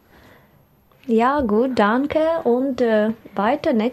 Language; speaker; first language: German; non-native, learner; Russian